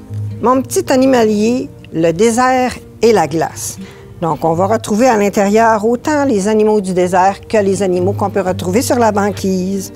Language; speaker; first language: French; native; French